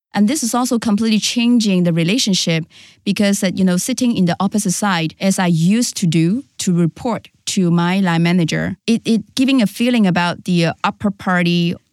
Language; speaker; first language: English; non-native, fluent; Chinese